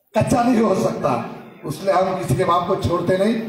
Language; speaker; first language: Hindi; non-native, local second language; Marathi